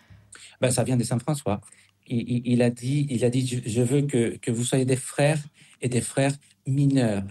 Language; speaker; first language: French; non-native, fluent; Spanish